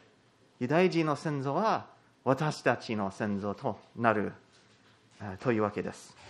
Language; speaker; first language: Japanese; non-native, fluent; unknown